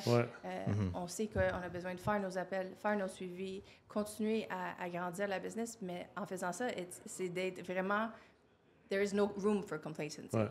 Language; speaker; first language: French; native; French